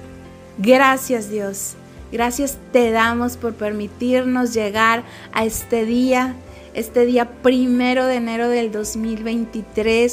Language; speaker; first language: Spanish; native; Spanish